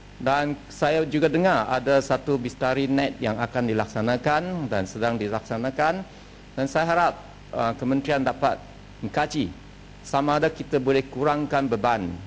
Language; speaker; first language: Malay; non-native, local second language; Chinese